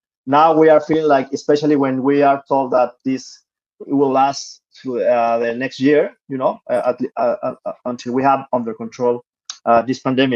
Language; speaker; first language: English; non-native, fluent; Spanish